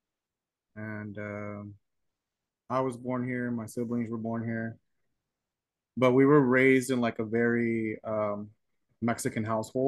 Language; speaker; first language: English; early bilingual, other home language; Spanish